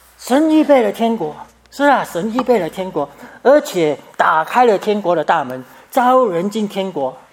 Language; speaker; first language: Chinese; native; Chinese